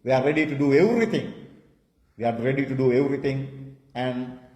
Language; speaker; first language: English; non-native, local second language; Sinhala